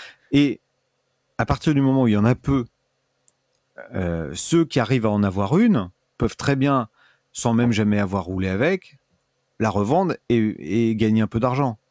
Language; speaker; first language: French; native; French